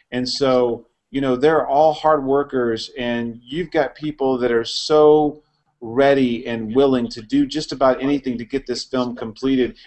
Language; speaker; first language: English; native; English